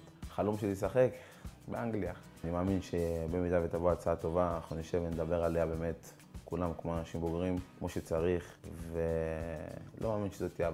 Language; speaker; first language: Hebrew; native; Hebrew